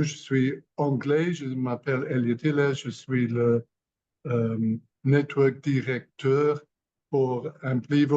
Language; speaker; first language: French; non-native, learner; English